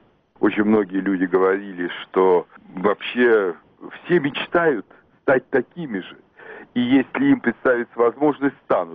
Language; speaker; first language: Russian; native; Russian